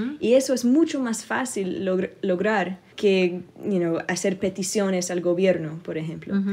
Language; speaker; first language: Spanish; early bilingual, heritage; Spanish